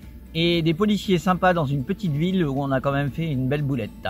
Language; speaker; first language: French; native; French